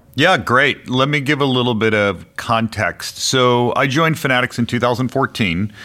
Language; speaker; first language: English; native; English